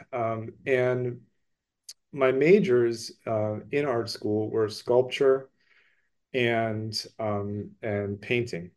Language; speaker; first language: English; native; English